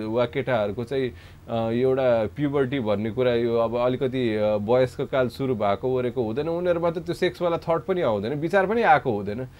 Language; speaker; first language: Nepali; non-native, local second language; Maithili